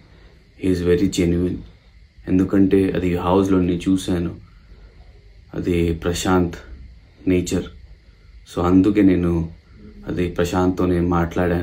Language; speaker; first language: Telugu; non-native, local second language; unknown